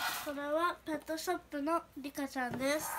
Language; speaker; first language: Japanese; early bilingual, other home language; Portuguese